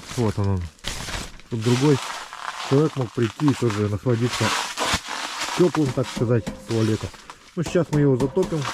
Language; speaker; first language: Russian; native; Russian